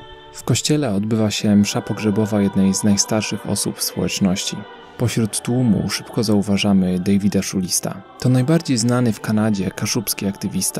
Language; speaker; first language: Polish; native; Polish